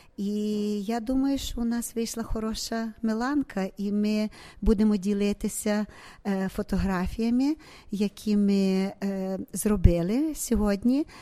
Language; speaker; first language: Ukrainian; native; Ukrainian